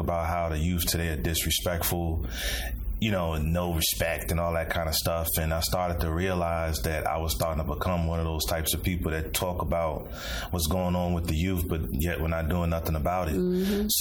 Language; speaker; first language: English; native; English